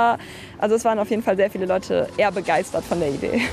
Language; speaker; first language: German; native; German